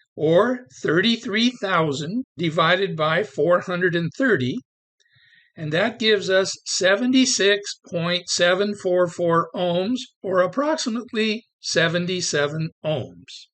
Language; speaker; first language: English; native; English